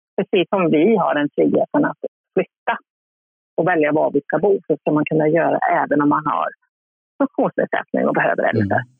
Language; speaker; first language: Swedish; early bilingual, other home language; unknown